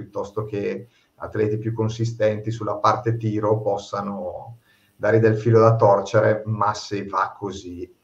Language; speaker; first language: Italian; native; Italian